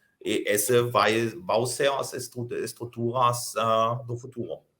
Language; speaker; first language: Portuguese; non-native, fluent; German